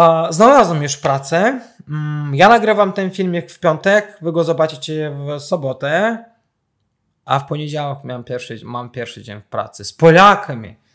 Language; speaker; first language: Polish; non-native, fluent; Azerbaijani